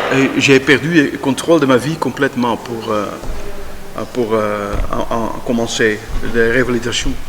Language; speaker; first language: French; non-native, learner; Dutch